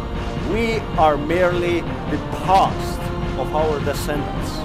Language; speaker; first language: English; non-native, fluent; Estonian